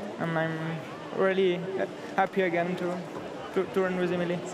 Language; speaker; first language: English; non-native, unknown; French